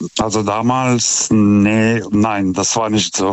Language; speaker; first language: German; non-native, fluent; Lithuanian